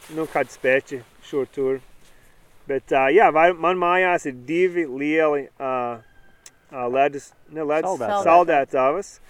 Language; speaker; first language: Latvian; early bilingual, heritage; Latvian